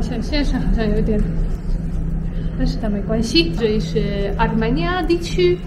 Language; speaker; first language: Chinese; non-native, fluent; Polish